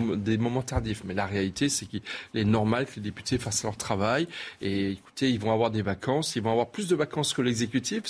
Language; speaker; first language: French; native; French